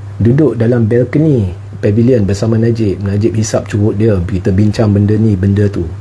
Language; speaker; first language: Malay; non-native, local second language; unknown